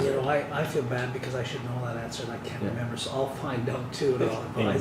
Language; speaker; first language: English; native; English